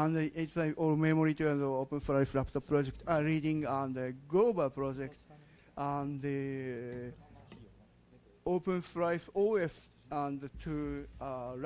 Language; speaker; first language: English; non-native, learner; Japanese